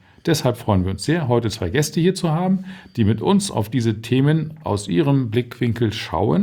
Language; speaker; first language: German; native; German